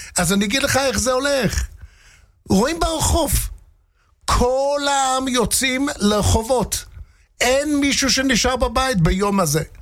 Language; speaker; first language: Hebrew; non-native, fluent; English